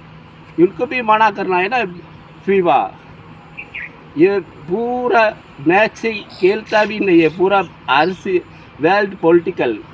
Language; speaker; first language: Hindi; non-native, local second language; Tamil